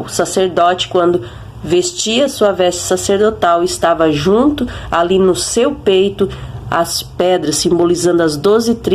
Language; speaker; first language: Portuguese; native; Portuguese